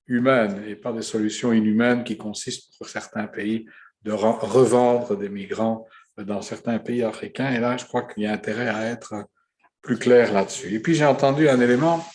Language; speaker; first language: French; native; French